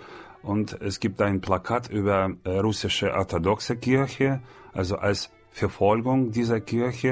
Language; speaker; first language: German; non-native, learner; Russian